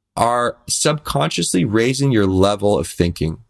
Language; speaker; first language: English; native; English